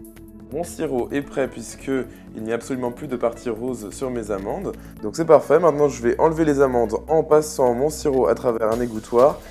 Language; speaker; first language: French; native; French